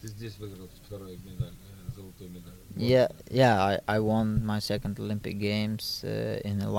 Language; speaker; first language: English; non-native, fluent; Ukrainian